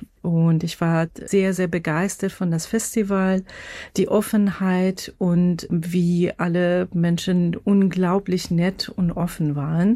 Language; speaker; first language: German; non-native, fluent; Persian